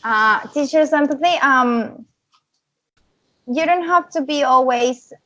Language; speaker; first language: English; non-native, fluent; Spanish